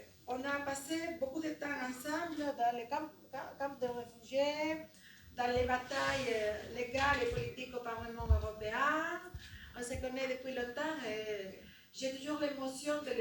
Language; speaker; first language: French; non-native, fluent; Spanish